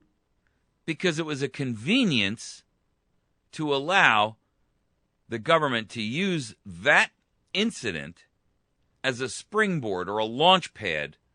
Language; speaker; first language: English; native; English